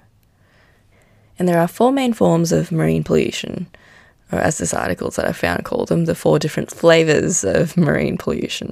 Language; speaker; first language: English; non-native, local second language; Filipino